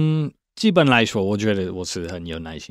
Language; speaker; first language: Chinese; non-native, fluent; English